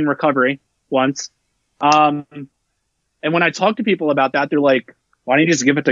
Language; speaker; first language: English; native; English